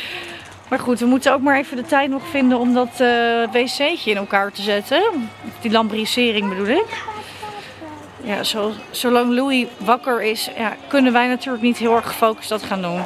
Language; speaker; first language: Dutch; native; Dutch